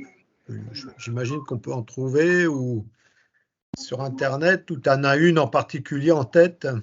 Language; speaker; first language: French; native; French